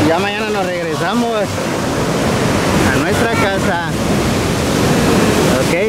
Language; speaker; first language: Spanish; native; Spanish